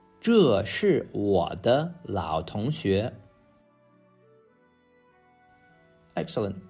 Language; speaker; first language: Chinese; non-native, fluent; English